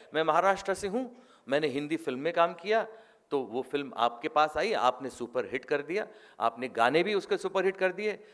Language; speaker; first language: Hindi; non-native, local second language; Marathi